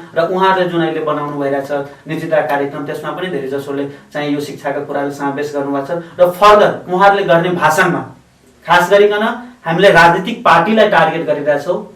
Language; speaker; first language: Nepali; non-native, local second language; Maithili